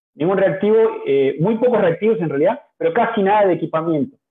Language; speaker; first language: Spanish; native; Spanish